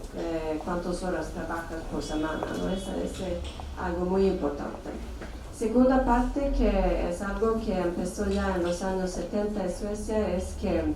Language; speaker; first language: Spanish; non-native, fluent; Swedish